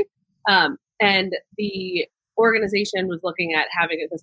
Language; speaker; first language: English; native; English